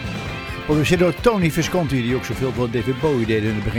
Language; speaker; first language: Dutch; native; Dutch